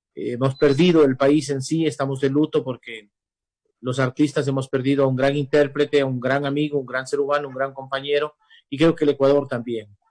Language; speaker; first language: Spanish; native; Spanish